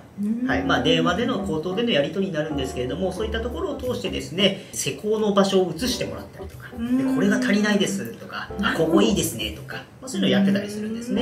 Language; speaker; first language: Japanese; native; Japanese